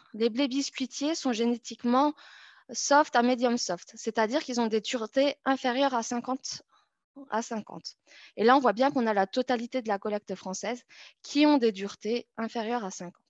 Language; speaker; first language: French; native; French